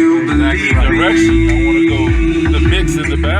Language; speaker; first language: English; native; English